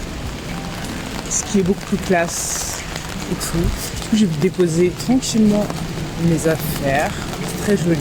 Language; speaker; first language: French; native; French